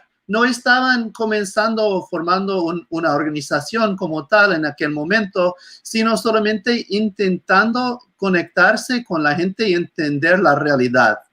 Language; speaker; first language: Spanish; non-native, fluent; English